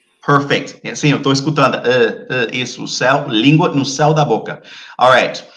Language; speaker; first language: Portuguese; non-native, fluent; English